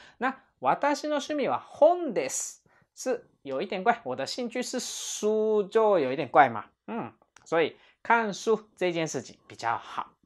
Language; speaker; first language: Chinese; non-native, fluent; Japanese